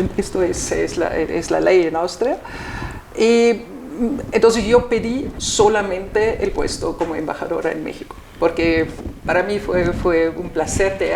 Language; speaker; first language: Spanish; non-native, fluent; German